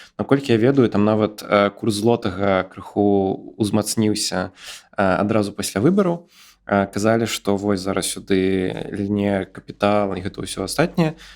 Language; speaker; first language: Belarusian; non-native, local second language; Russian